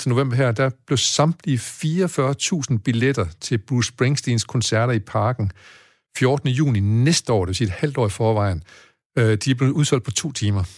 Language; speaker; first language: Danish; native; Danish